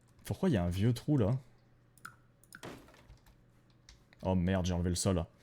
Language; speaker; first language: French; native; French